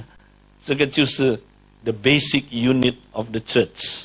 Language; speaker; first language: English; non-native, fluent; Indonesian